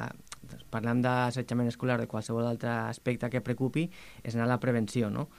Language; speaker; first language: Catalan; native; Catalan